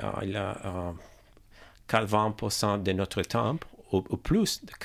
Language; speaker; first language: French; non-native, learner; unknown